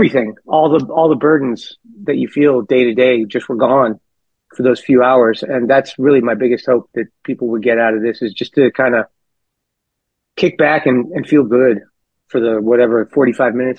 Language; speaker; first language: English; native; English